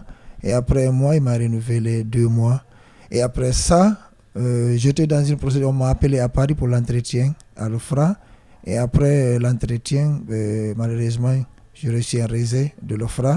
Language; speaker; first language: French; non-native, learner; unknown